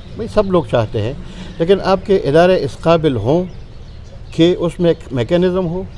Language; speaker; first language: Urdu; non-native, local second language; Pashto